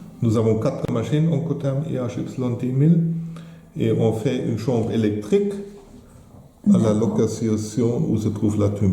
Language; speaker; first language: French; non-native, fluent; German